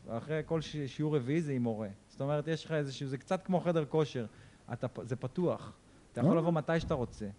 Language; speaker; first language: Hebrew; native; Hebrew